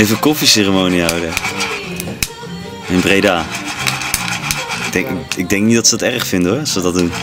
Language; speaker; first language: Dutch; native; Dutch